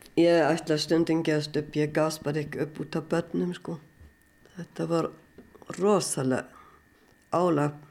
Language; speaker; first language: Icelandic; non-native, fluent; German